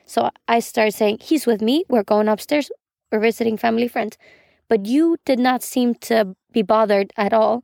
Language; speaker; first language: English; non-native, fluent; Icelandic